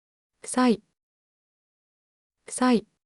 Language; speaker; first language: Japanese; native; Japanese